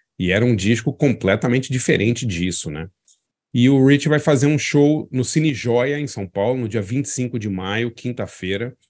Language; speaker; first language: Portuguese; native; Portuguese